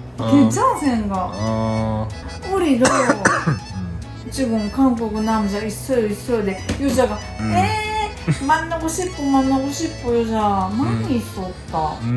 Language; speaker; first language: Korean; non-native, learner; Japanese